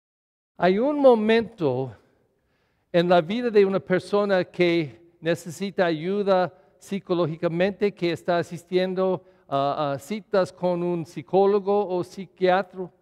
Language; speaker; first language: Spanish; non-native, learner; English